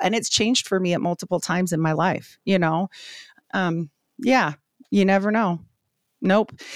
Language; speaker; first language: English; native; English